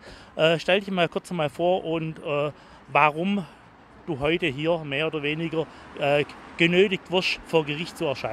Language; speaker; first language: German; native; German